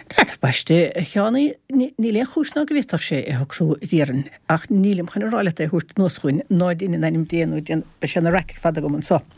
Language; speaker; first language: Irish; native; Irish